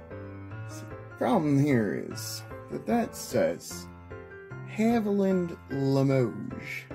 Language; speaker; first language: English; native; English